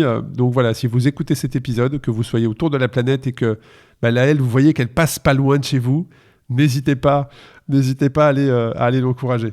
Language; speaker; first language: French; native; French